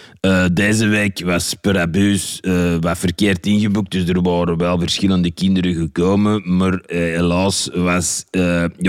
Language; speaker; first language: Dutch; native; Dutch